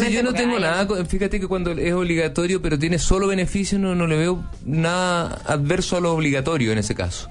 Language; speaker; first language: Spanish; native; Spanish